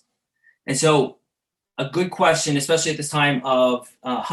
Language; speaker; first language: English; native; English